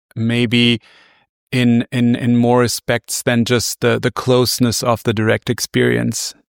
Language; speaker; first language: English; non-native, fluent; German